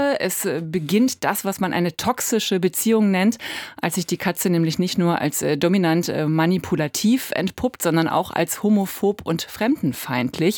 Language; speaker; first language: German; native; German